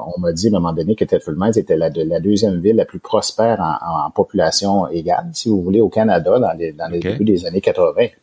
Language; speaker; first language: French; native; French